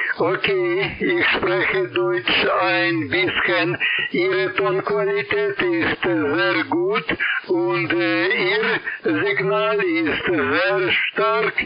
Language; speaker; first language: German; non-native, learner; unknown